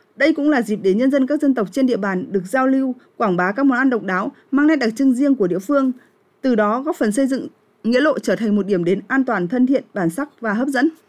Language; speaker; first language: Vietnamese; native; Vietnamese